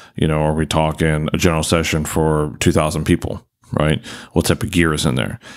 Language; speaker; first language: English; native; English